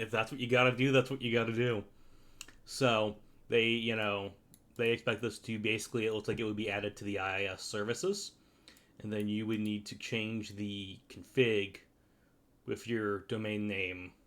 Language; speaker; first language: English; native; English